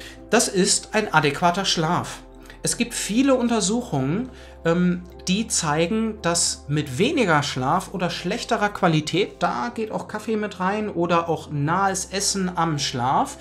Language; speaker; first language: German; native; German